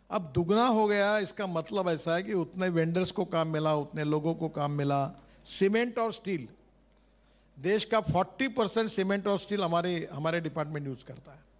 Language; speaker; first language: Hindi; non-native, local second language; Marathi